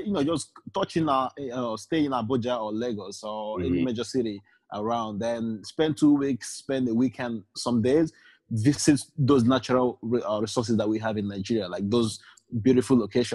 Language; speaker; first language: English; non-native, local second language; Igbo